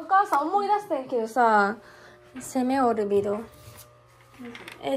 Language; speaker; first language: Spanish; non-native, learner; Japanese